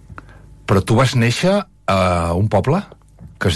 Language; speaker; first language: Catalan; native; Catalan